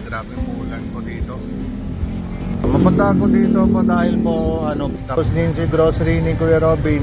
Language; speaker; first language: Filipino; non-native, learner; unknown